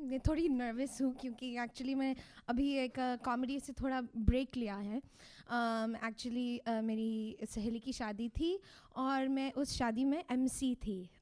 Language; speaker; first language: Hindi; early bilingual, heritage; Hindi